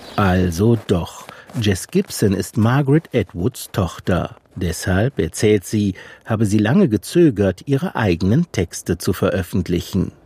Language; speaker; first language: German; native; German